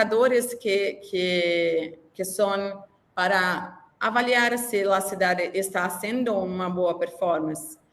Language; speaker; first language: Spanish; non-native, learner; Portuguese